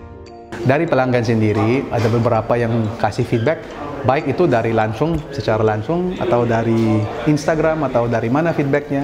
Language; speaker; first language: Indonesian; non-native, fluent; Filipino